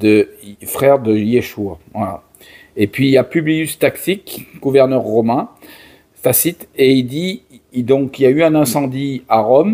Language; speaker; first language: French; native; French